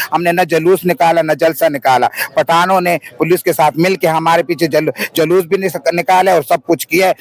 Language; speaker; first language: Urdu; non-native, local second language; Pashto